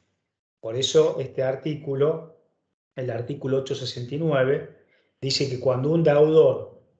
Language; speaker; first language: Spanish; native; Spanish